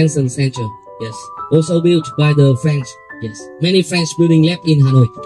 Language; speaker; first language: English; non-native, fluent; Vietnamese